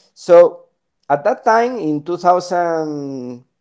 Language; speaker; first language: English; non-native, fluent; Spanish